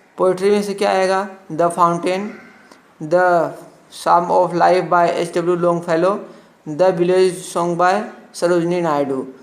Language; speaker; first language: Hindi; native; Hindi